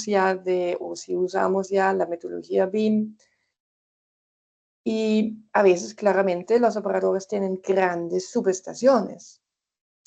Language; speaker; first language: Spanish; non-native, fluent; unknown